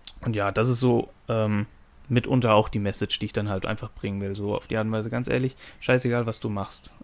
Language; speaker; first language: German; native; German